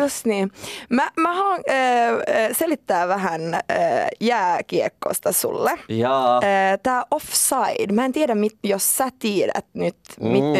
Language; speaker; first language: Finnish; non-native, learner; Swedish